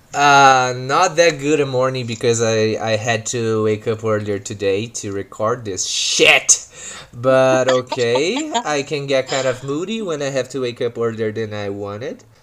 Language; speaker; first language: English; non-native, fluent; Portuguese